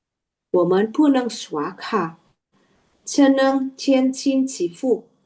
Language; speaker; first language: Chinese; non-native, learner; Indonesian